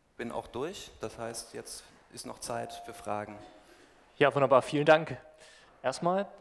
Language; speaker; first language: German; native; German